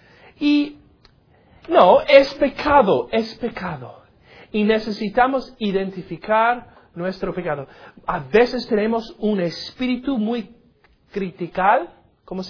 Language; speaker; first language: Spanish; non-native, learner; English